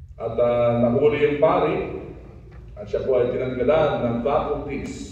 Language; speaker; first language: Filipino; non-native, local second language; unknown